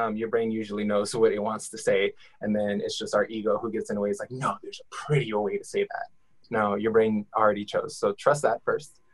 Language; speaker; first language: English; native; English